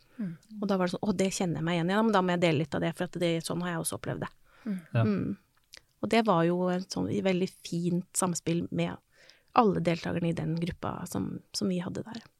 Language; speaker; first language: Norwegian; native; Norwegian